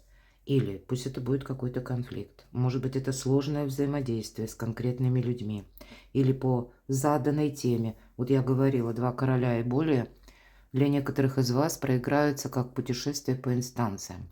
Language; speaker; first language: Russian; native; Russian